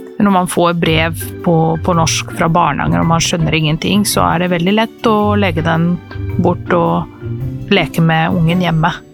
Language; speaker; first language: Norwegian; non-native, fluent; Serbian